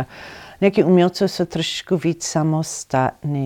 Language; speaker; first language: Czech; non-native, learner; English